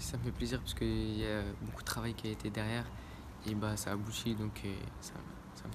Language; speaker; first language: French; native; French